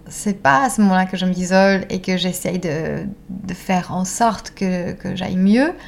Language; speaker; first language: French; non-native, fluent; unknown